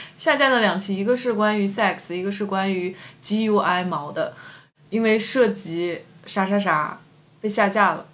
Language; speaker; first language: Chinese; native; Chinese